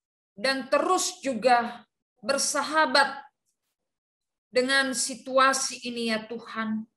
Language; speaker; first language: Indonesian; native; Indonesian